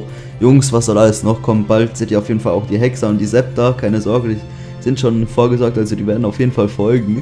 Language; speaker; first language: German; native; German